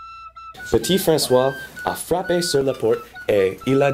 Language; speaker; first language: French; non-native, learner; English